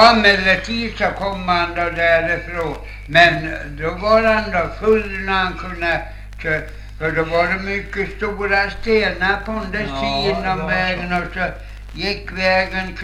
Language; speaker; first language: Swedish; native; Swedish